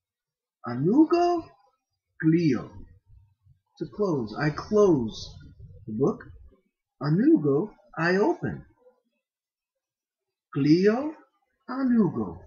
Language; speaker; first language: Greek; non-native, fluent; English